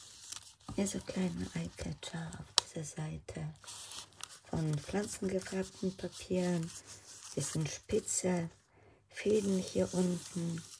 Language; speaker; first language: German; non-native, fluent; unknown